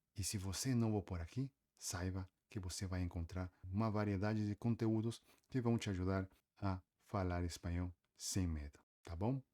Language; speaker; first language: Portuguese; native; Portuguese